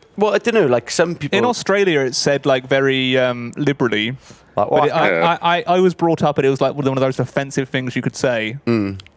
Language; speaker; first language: English; native; English